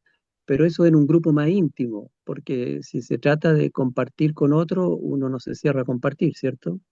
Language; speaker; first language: Spanish; native; Spanish